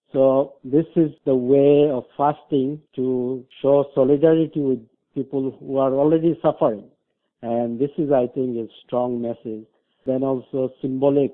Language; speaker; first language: English; non-native, local second language; Bangla